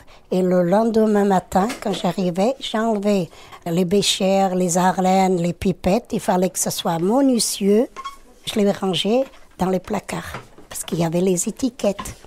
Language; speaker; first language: French; early bilingual, other home language; Portuguese